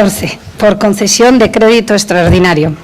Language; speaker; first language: Spanish; native; Spanish